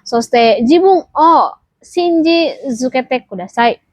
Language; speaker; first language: Japanese; non-native, learner; Indonesian